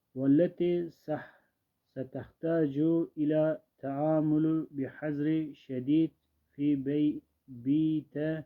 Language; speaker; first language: Arabic; non-native, learner; Turkish